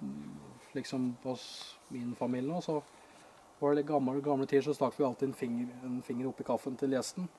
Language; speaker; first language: Norwegian; native; Norwegian